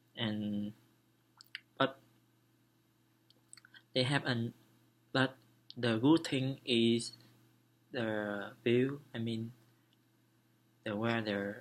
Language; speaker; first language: English; non-native, learner; Vietnamese